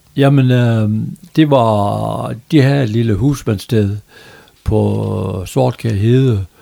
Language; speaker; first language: Danish; native; Danish